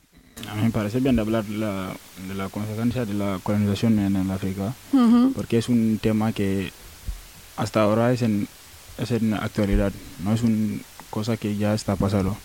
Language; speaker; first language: Spanish; non-native, local second language; Wolof